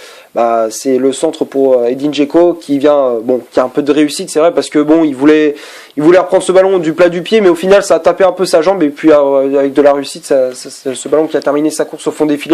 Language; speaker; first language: French; native; French